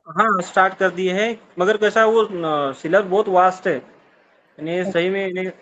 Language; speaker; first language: Hindi; non-native, local second language; Marathi